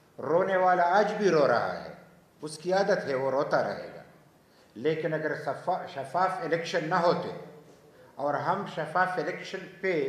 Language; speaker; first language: Urdu; non-native, local second language; Pashto